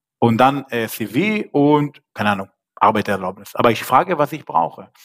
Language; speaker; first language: German; non-native, fluent; Hebrew